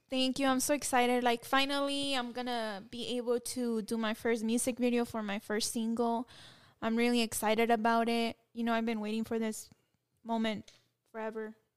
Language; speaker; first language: English; early bilingual, other home language; Spanish